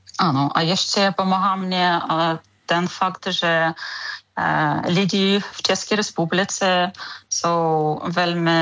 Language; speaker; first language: Czech; non-native, learner; Ukrainian